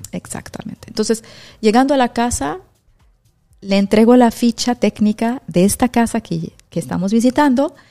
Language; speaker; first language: Spanish; non-native, fluent; Arabic